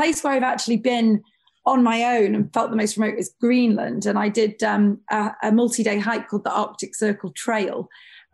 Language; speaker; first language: English; native; English